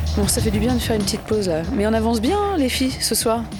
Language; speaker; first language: French; native; French